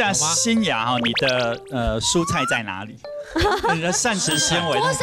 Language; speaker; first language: Chinese; native; Chinese